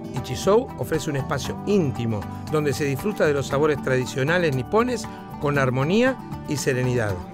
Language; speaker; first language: Spanish; native; Spanish